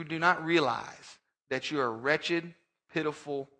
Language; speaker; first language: English; native; English